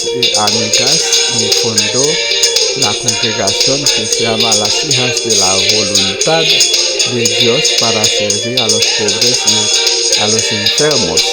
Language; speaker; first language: Spanish; non-native, fluent; Haitian Creole